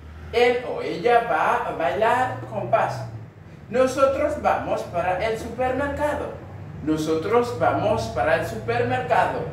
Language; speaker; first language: Spanish; non-native, learner; Haitian Creole